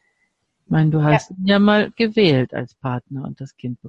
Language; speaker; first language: German; native; German